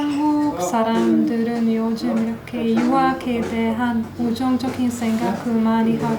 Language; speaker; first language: Korean; non-native, fluent; Hungarian